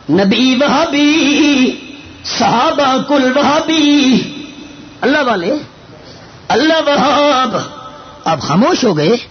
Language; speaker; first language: Urdu; non-native, local second language; Northern Hindko